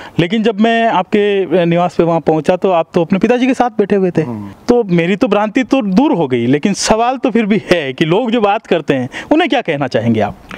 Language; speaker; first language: Hindi; native; Hindi